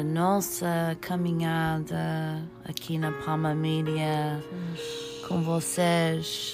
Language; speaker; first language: Portuguese; early bilingual, heritage; Portuguese